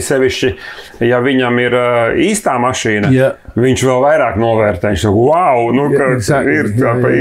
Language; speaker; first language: Latvian; native; Latvian